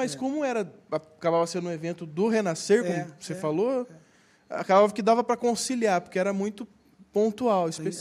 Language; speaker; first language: Portuguese; native; Portuguese